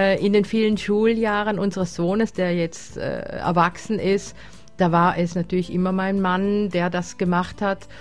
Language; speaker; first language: German; native; German